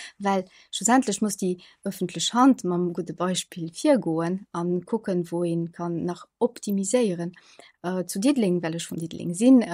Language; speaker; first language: Luxembourgish; early bilingual, other home language; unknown